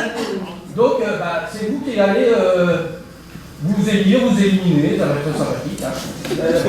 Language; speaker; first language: French; native; French